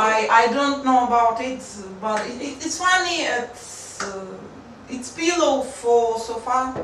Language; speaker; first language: English; non-native, learner; Russian